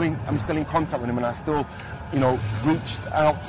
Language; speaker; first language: English; native; English